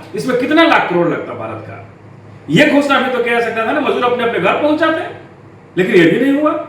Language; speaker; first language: Hindi; native; Hindi